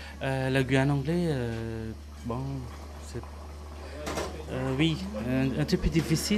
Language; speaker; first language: French; non-native, learner; English